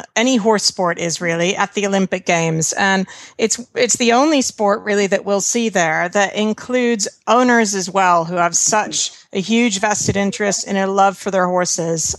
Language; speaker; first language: English; native; English